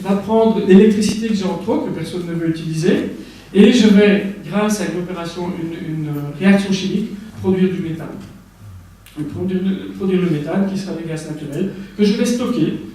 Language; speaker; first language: French; native; French